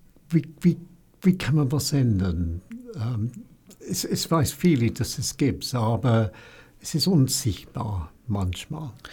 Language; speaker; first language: German; non-native, fluent; English